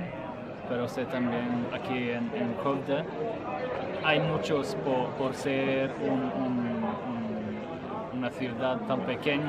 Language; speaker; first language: Spanish; non-native, fluent; Swedish